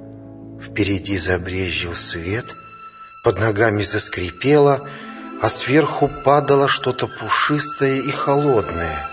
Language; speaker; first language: Russian; native; Russian